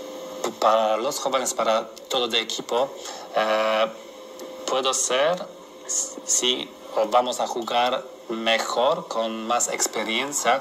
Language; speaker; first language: Spanish; non-native, learner; Polish